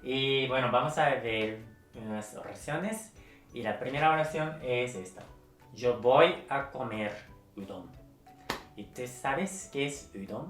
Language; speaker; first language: Spanish; non-native, fluent; Japanese